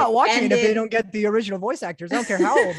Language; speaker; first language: English; native; English